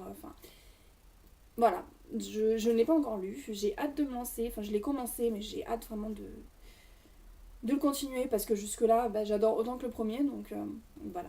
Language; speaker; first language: French; native; French